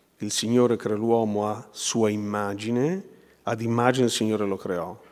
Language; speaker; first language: Italian; native; Italian